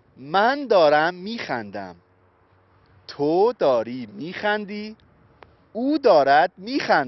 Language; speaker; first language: Persian; native; Persian